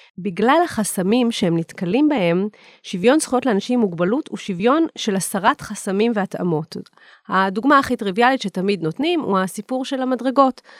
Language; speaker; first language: Hebrew; native; Hebrew